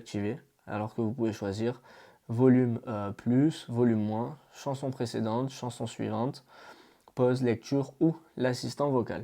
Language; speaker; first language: French; native; French